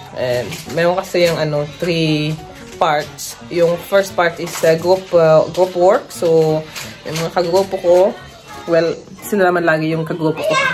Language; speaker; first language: Filipino; non-native, local second language; Cebuano